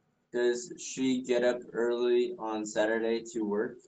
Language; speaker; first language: English; native; English